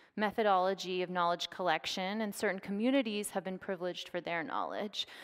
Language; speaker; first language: English; native; English